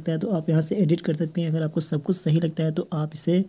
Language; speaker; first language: Hindi; native; Hindi